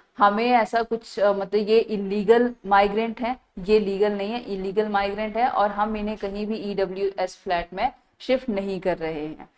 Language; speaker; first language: Hindi; native; Hindi